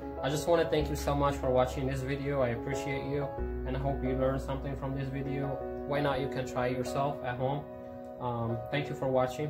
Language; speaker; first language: English; non-native, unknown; Arabic